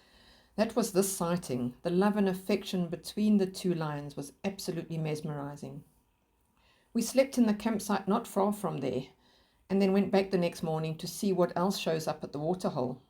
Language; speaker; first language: English; native; English